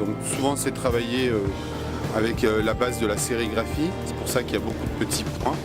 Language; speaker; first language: French; native; French